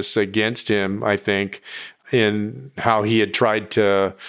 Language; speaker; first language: English; native; English